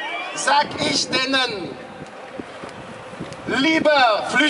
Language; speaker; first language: German; non-native, fluent; French